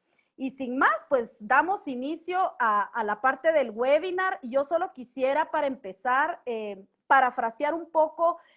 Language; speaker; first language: Spanish; native; Spanish